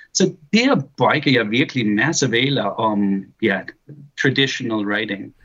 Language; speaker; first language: Danish; early bilingual, heritage; Danish